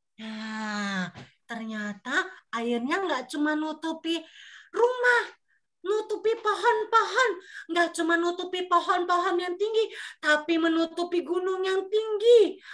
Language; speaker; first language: Indonesian; native; Indonesian